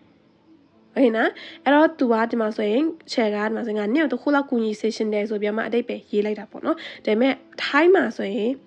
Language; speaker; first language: Burmese; native; Burmese